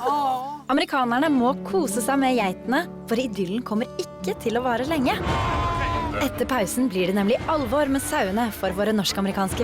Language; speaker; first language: Norwegian; native; Norwegian